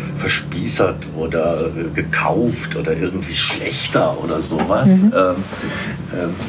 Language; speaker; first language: German; native; German